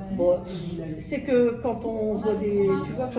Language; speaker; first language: French; native; French